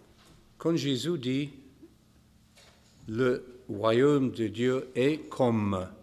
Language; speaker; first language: French; non-native, fluent; English